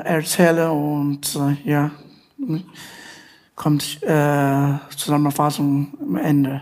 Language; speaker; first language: German; non-native, fluent; Chinese